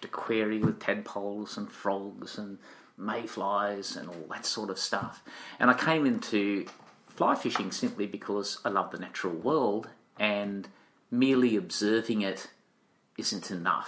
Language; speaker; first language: English; native; English